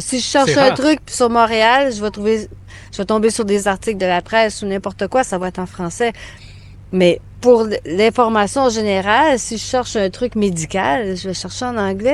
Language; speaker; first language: French; native; French